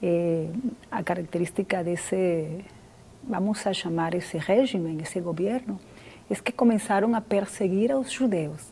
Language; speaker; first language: Portuguese; non-native, fluent; Spanish